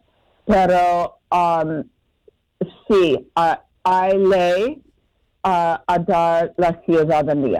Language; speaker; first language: Spanish; non-native, fluent; English